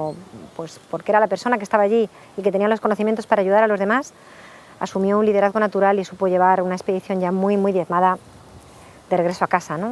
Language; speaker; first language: Spanish; native; Spanish